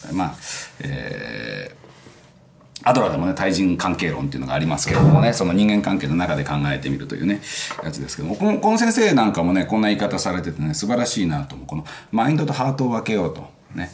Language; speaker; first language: Japanese; native; Japanese